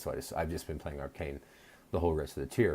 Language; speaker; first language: English; native; English